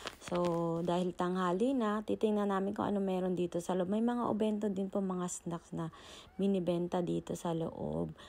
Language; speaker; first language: Filipino; native; Filipino